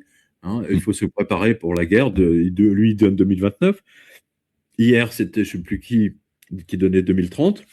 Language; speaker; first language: French; native; French